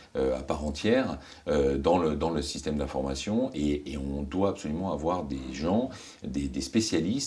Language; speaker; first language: French; native; French